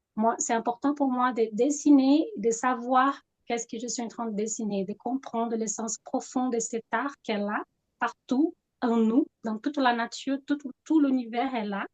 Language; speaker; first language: French; non-native, fluent; Portuguese